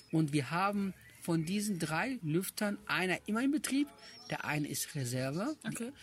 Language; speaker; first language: German; early bilingual, other home language; Turkish